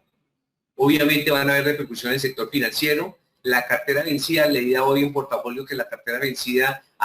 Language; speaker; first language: Spanish; native; Spanish